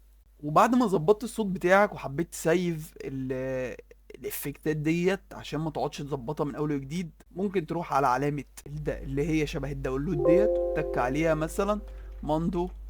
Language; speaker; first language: Arabic; native; Arabic